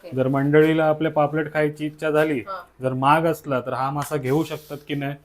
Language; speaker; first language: Marathi; native; Marathi